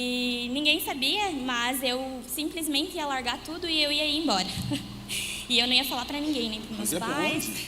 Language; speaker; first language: Portuguese; native; Portuguese